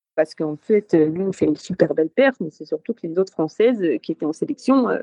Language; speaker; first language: French; native; French